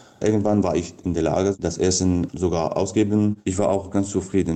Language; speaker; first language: German; non-native, fluent; Kurdish